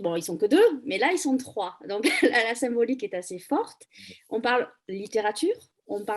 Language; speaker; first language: French; native; French